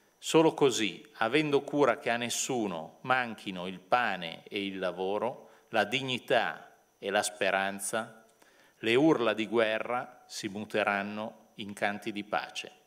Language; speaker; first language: Italian; native; Italian